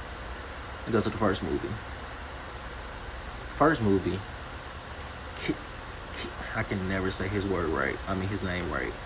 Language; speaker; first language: English; native; English